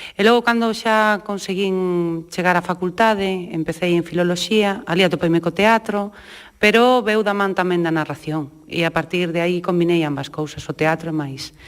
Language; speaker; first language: Galician; native; Galician